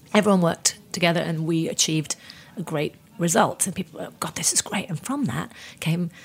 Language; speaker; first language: English; native; English